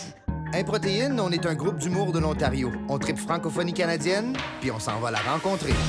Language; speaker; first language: French; native; French